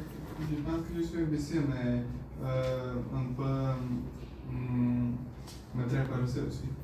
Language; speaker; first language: French; non-native, learner; Bulgarian